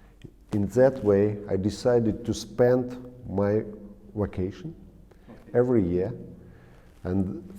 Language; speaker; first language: English; non-native, learner; Russian